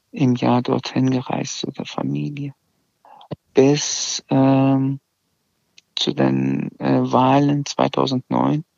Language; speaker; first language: German; early bilingual, other home language; Azerbaijani